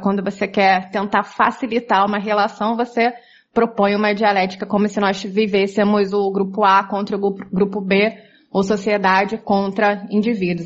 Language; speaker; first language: Portuguese; native; Portuguese